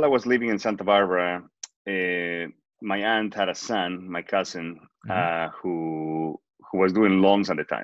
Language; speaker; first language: English; non-native, fluent; Spanish